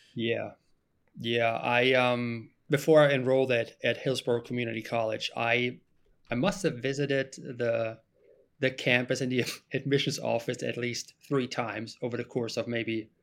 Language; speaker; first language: English; non-native, fluent; German